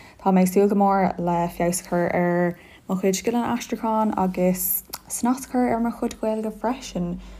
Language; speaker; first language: Irish; non-native, local second language; English